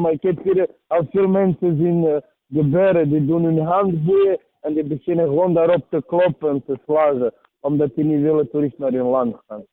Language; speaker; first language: Dutch; early bilingual, other home language; Serbian